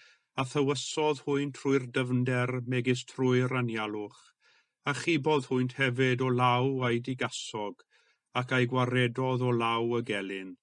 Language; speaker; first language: Welsh; native; Welsh